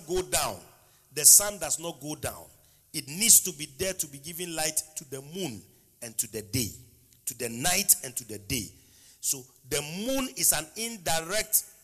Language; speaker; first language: English; non-native, local second language; Akan